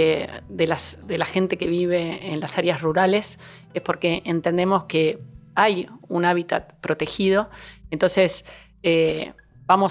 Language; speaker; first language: Spanish; native; Spanish